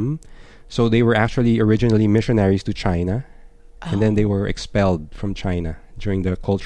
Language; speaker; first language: English; non-native, local second language; Filipino